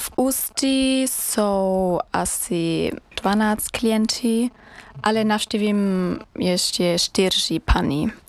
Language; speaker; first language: Czech; non-native, learner; German